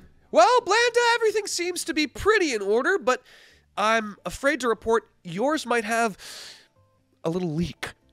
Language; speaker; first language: English; native; English